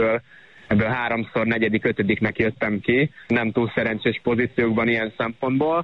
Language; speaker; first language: Hungarian; native; Hungarian